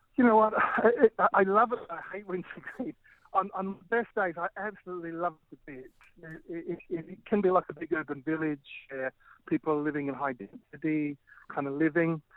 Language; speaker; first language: English; native; English